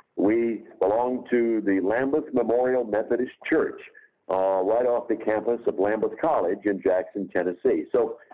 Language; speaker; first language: English; native; English